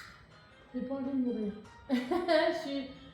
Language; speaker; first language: French; native; French